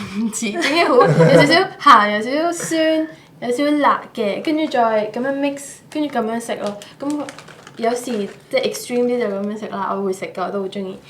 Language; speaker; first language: Cantonese; early bilingual, other home language; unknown